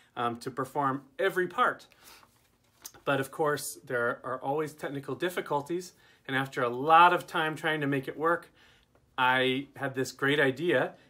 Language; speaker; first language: English; native; English